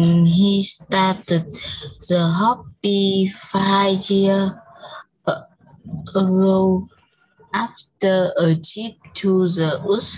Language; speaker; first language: English; non-native, learner; Vietnamese